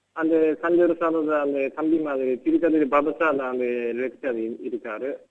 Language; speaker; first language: Tamil; non-native, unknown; Japanese